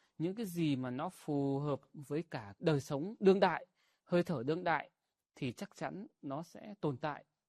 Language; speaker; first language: Vietnamese; non-native, local second language; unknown